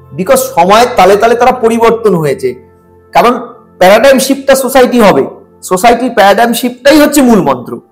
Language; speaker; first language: Bangla; non-native, local second language; Sadri